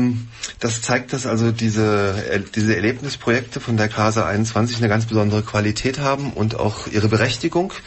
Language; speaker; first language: German; native; German